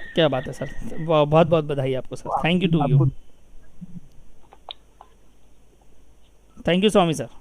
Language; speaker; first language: Hindi; native; Hindi